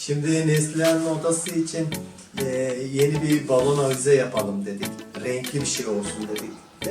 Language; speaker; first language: Turkish; native; Turkish